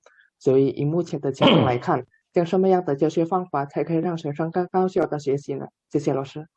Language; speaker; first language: Chinese; non-native, fluent; Indonesian